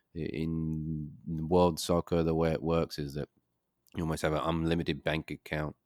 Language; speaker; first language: English; native; English